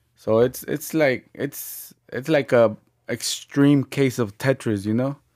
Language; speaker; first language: English; early bilingual, other home language; Spanish